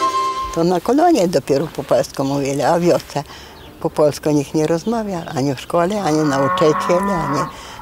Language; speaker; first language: Polish; non-native, local second language; Ukrainian